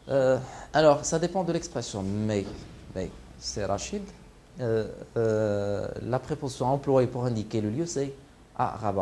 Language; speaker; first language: French; non-native, local second language; Arabic